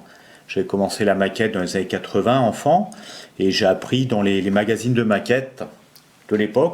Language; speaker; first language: French; native; French